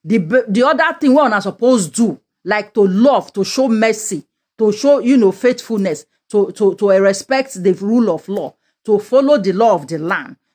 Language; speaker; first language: English; non-native, local second language; Yoruba